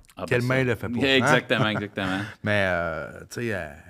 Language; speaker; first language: French; native; French